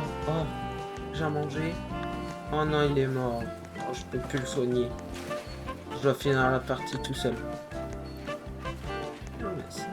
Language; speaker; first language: French; native; French